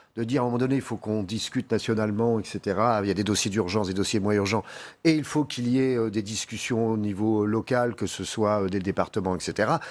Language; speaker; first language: French; native; French